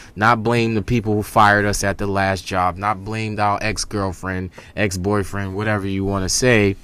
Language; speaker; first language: English; native; English